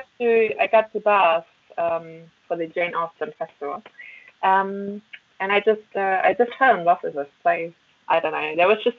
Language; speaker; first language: English; non-native, fluent; German